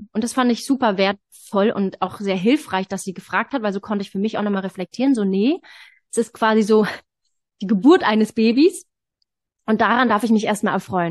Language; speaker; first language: German; native; German